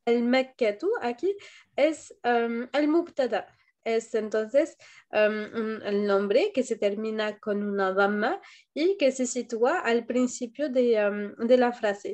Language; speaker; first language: Spanish; non-native, fluent; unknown